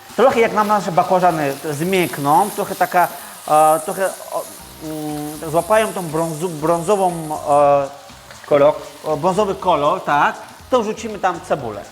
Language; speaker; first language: Polish; non-native, fluent; Georgian